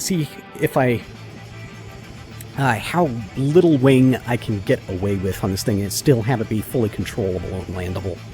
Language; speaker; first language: English; native; English